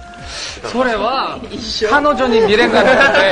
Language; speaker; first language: Japanese; non-native, learner; Korean